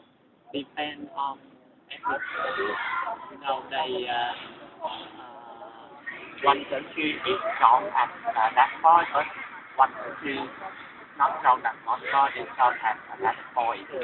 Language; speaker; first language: English; non-native, learner; Vietnamese